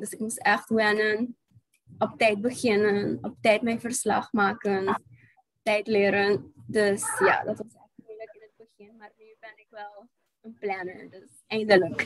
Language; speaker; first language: Dutch; non-native, local second language; Papiamento